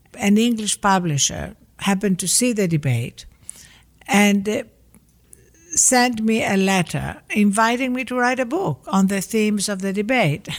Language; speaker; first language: English; non-native, fluent; Greek